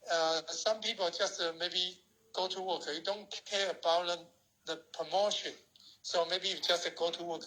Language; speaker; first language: English; non-native, learner; Chinese